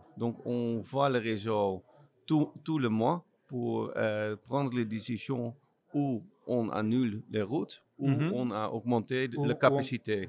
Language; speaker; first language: French; non-native, learner; Dutch